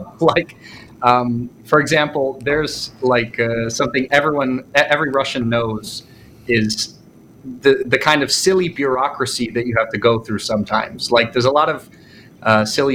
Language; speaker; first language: English; native; English